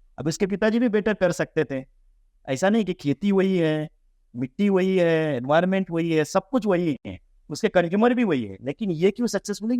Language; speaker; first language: Hindi; non-native, local second language; Marathi